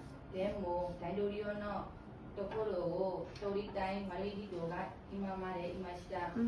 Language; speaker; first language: Japanese; non-native, learner; Burmese